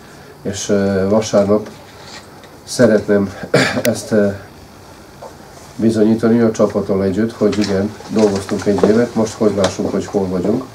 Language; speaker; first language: Hungarian; non-native, fluent; Serbian